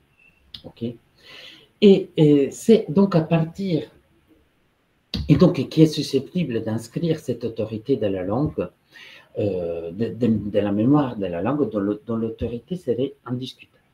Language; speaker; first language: French; non-native, fluent; Italian